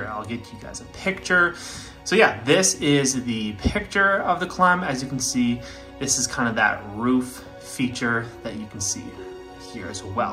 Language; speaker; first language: English; native; English